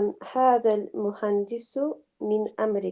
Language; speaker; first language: Arabic; non-native, learner; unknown